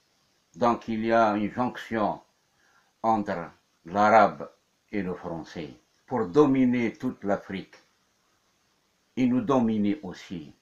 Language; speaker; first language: French; non-native, local second language; Kabyle